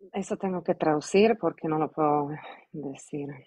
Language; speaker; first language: Spanish; non-native, fluent; Slovak